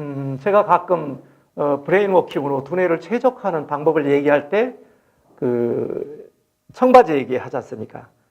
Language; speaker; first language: Korean; native; Korean